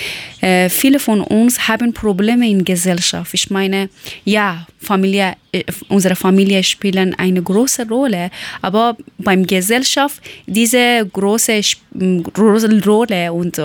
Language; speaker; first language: German; non-native, learner; Persian